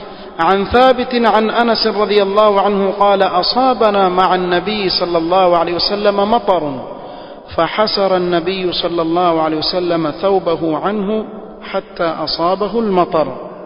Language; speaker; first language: Arabic; non-native, fluent; Swahili